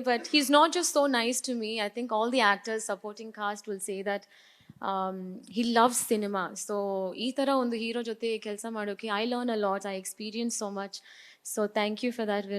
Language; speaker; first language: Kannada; non-native, learner; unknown